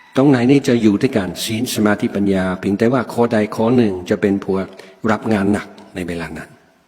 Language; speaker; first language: Thai; non-native, fluent; English